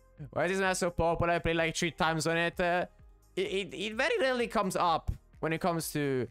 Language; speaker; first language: English; non-native, fluent; Italian